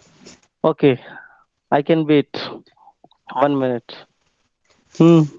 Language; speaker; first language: English; non-native, local second language; Hindi